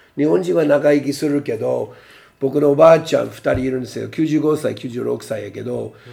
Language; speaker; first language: Japanese; non-native, fluent; English